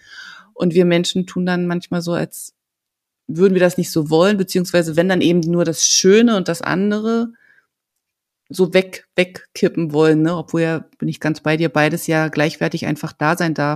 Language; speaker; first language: German; native; German